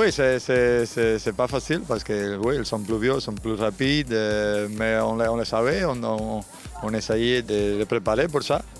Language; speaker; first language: French; non-native, learner; Spanish